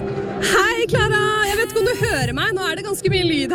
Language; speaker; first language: Norwegian; native; Norwegian